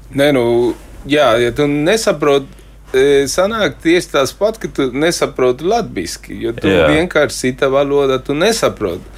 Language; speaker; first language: Latvian; non-native, fluent; Spanish